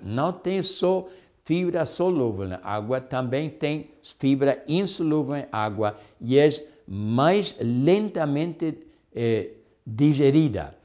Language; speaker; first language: Portuguese; non-native, fluent; Spanish